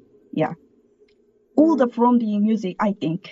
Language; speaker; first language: English; non-native, learner; Korean